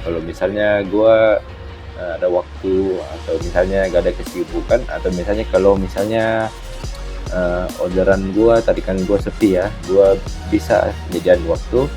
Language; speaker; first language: Indonesian; native; Indonesian